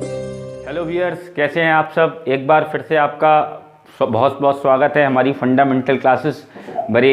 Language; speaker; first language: Hindi; native; Hindi